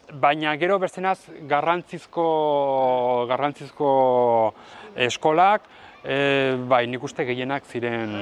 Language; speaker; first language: Basque; native; Basque